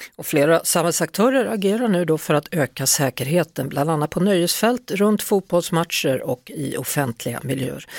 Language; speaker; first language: Swedish; native; Swedish